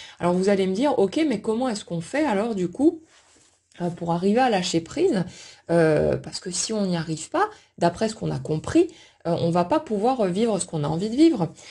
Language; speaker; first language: French; native; French